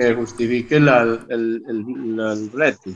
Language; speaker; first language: Spanish; native; Spanish